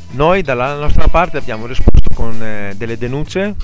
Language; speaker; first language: Italian; non-native, fluent; Greek